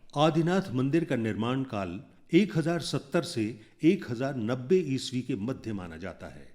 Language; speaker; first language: Hindi; native; Hindi